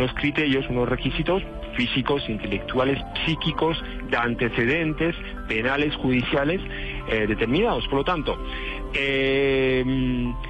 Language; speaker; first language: Spanish; non-native, fluent; French